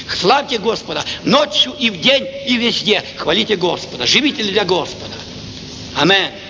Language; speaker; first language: Russian; non-native, local second language; Ukrainian